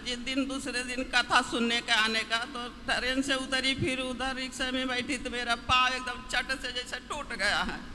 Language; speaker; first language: Hindi; native; Hindi